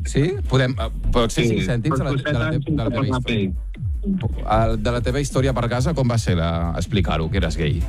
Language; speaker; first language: Catalan; native; Catalan